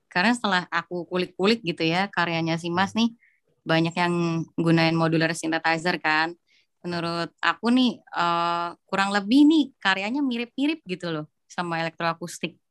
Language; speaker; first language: Indonesian; native; Indonesian